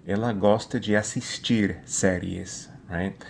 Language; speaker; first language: Portuguese; non-native, fluent; English